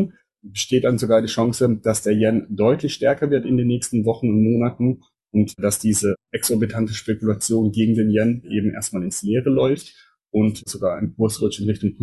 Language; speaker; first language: German; native; German